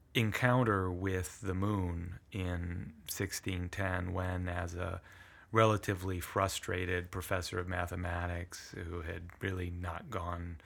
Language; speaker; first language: English; early bilingual, other home language; Italian